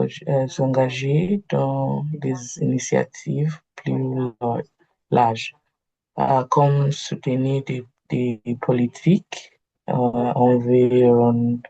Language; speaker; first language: French; non-native, learner; Igbo